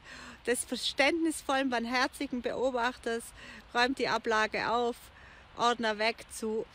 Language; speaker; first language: German; native; German